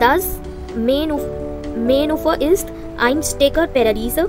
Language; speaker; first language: German; non-native, fluent; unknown